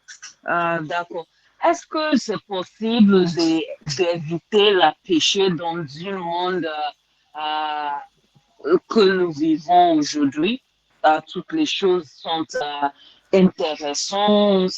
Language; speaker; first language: French; non-native, learner; English